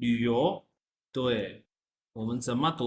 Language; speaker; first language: Chinese; non-native, fluent; Urdu